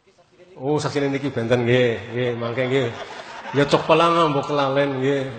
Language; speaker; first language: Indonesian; non-native, local second language; Javanese